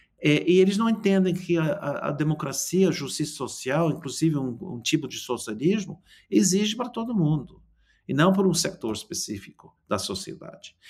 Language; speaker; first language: Portuguese; non-native, fluent; English